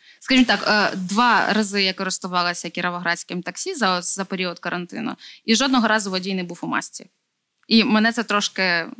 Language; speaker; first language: Ukrainian; native; Ukrainian